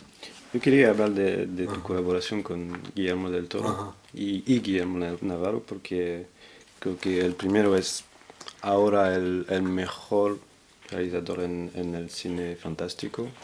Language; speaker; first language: Spanish; non-native, fluent; French